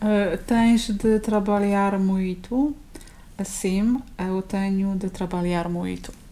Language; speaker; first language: Portuguese; non-native, learner; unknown